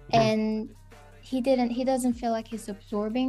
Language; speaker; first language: English; non-native, fluent; Korean